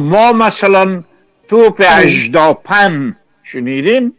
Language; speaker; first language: Persian; native; Persian